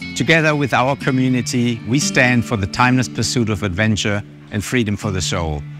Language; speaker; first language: English; non-native, fluent; Spanish